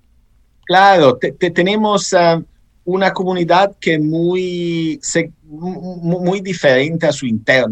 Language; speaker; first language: Spanish; non-native, fluent; Italian